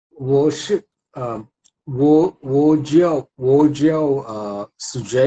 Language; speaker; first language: Chinese; non-native, learner; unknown